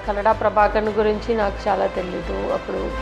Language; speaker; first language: Telugu; non-native, local second language; Tamil